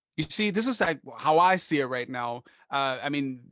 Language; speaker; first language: English; non-native, fluent; German